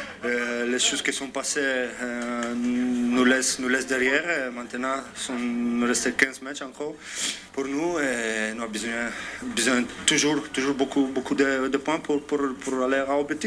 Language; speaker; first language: French; non-native, learner; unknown